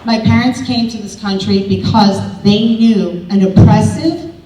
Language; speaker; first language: English; early bilingual, other home language; Spanish